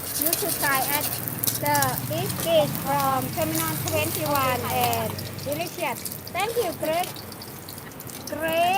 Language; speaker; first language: English; non-native, learner; Thai